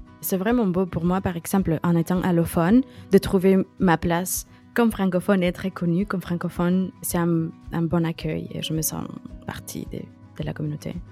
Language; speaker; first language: French; non-native, fluent; Spanish